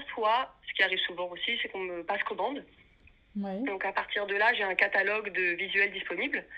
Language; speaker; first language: French; native; French